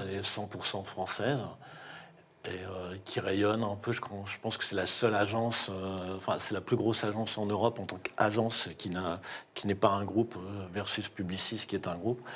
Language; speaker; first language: French; native; French